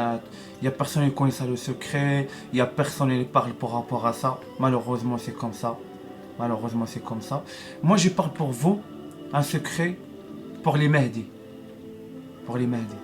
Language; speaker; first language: French; non-native, learner; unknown